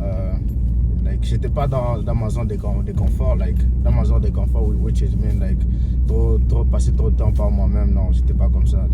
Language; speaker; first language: French; non-native, local second language; Swahili